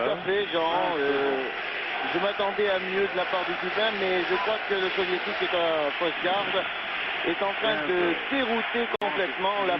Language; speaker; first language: French; native; French